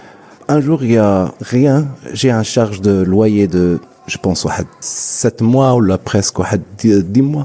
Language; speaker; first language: French; non-native, local second language; Arabic